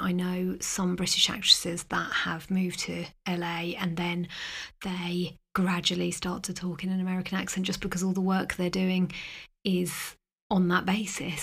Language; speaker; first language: English; native; English